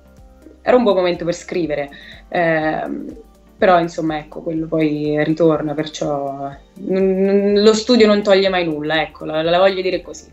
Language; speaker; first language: Italian; native; Italian